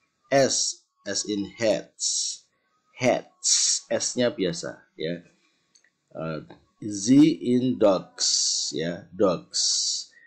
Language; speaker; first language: English; non-native, fluent; Indonesian